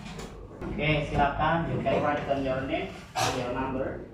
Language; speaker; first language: English; non-native, learner; Indonesian